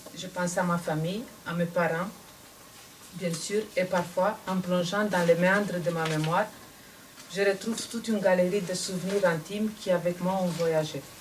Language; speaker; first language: French; non-native, fluent; Romanian